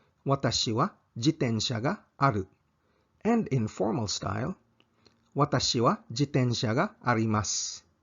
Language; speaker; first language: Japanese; non-native, fluent; English